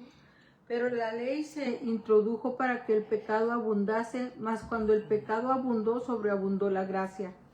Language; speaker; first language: Spanish; native; Spanish